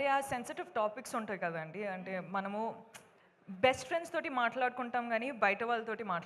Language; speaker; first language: Telugu; non-native, local second language; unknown